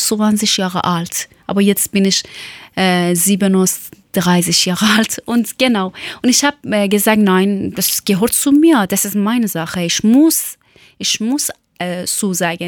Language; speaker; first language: German; non-native, learner; Persian